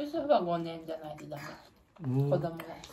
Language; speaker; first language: Japanese; native; Japanese